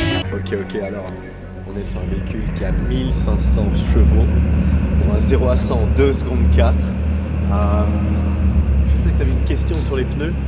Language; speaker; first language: French; native; French